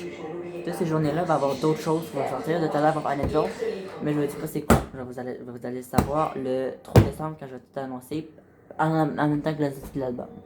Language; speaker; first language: French; native; French